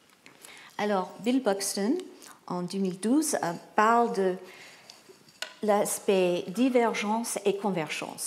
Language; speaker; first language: French; non-native, fluent; English